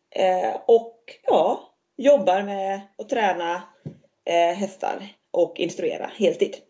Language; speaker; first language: Swedish; native; Swedish